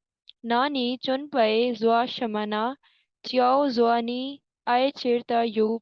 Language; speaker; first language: Chinese; non-native, learner; Urdu